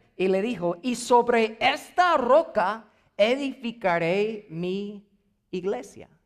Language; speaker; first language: Spanish; non-native, fluent; English